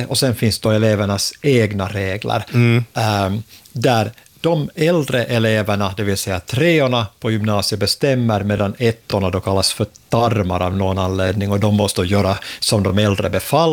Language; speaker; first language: Swedish; native; Swedish